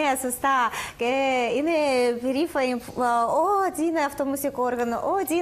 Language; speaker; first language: Greek; non-native, learner; Russian